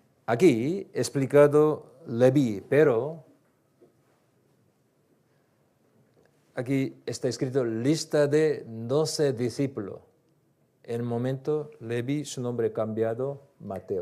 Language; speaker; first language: Spanish; non-native, learner; Korean